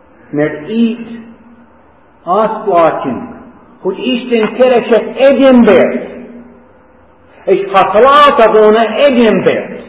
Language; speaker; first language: Hungarian; non-native, learner; English